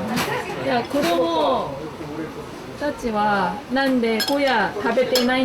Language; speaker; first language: Japanese; non-native, learner; Korean